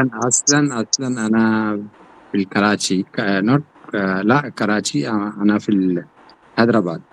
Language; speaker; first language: Arabic; non-native, learner; Urdu